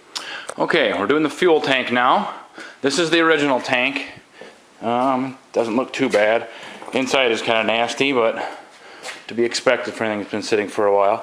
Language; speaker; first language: English; native; English